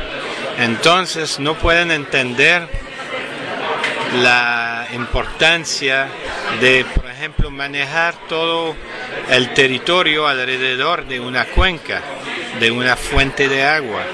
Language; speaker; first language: Spanish; non-native, fluent; French